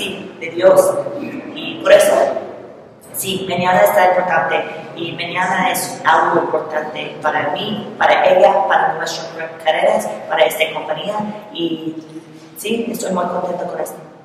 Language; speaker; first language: Spanish; non-native, learner; English